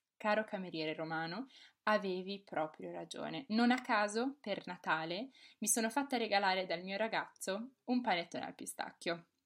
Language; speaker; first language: Italian; native; Italian